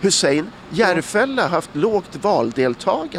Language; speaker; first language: Swedish; native; Swedish